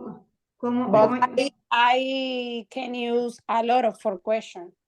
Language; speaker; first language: English; non-native, learner; Spanish